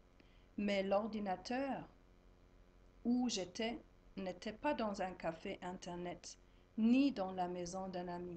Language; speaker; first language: French; non-native, fluent; German